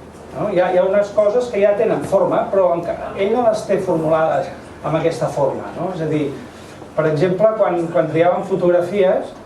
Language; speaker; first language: Catalan; native; Catalan